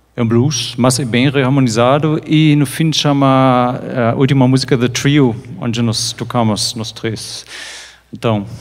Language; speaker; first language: Portuguese; non-native, fluent; German